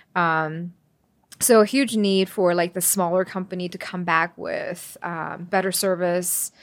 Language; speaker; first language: English; early bilingual, other home language; Chinese